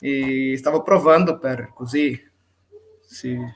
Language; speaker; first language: Italian; non-native, fluent; Portuguese